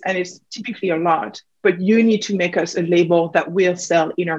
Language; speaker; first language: English; non-native, fluent; French